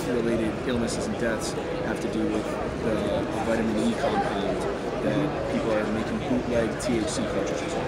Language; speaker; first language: English; native; English